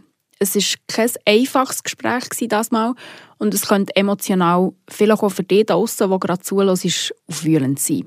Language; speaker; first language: German; native; German